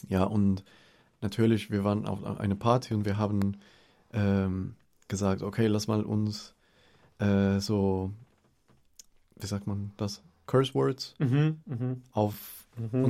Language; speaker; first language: German; non-native, fluent; Spanish